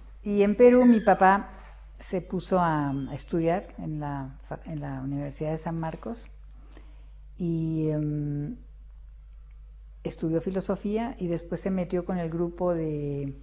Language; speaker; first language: Spanish; early bilingual, other home language; Russian